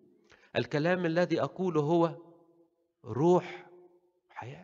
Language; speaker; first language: Arabic; native; Arabic